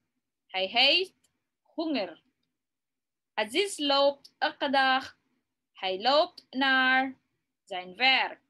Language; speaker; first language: Dutch; non-native, learner; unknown